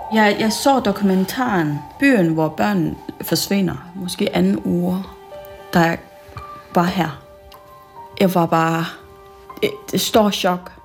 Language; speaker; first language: Danish; non-native, fluent; Malay